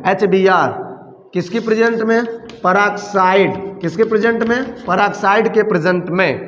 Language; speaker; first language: Hindi; native; Hindi